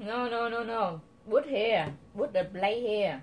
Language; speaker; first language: English; non-native, learner; Vietnamese